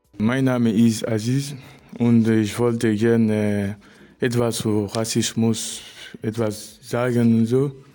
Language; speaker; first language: German; non-native, learner; Persian